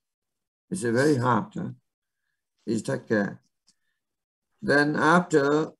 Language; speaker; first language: English; non-native, learner; Vietnamese